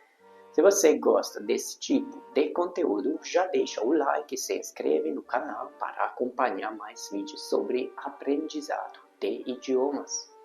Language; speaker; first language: Portuguese; non-native, fluent; Hungarian